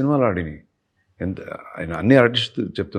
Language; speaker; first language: Telugu; native; Telugu